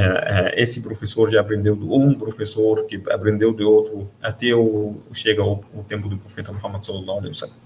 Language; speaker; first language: Portuguese; non-native, learner; Arabic